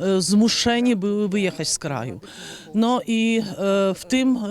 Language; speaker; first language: Polish; non-native, fluent; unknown